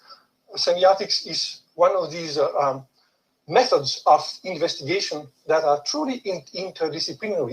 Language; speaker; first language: English; non-native, fluent; French